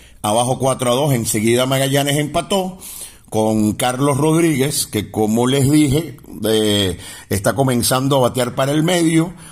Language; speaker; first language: Spanish; native; Spanish